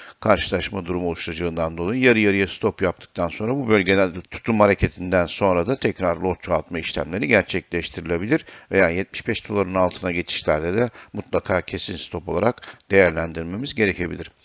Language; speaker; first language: Turkish; native; Turkish